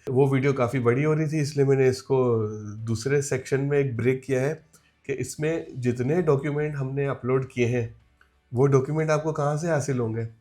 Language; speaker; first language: Urdu; native; Urdu